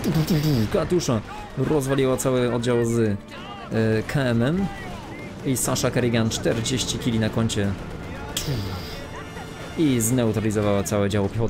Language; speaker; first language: Polish; native; Polish